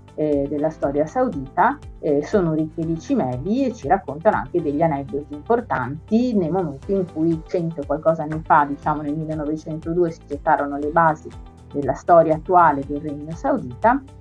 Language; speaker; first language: Italian; native; Italian